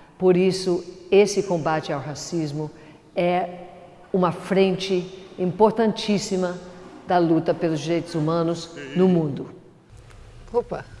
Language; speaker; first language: Portuguese; non-native, fluent; English